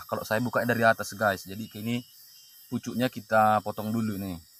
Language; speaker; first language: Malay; non-native, local second language; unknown